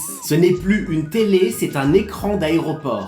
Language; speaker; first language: French; native; French